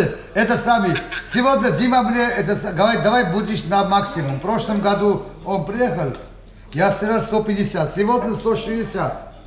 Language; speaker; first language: Russian; non-native, local second language; Armenian